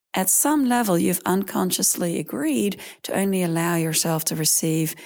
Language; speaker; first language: English; early bilingual, other home language; Dutch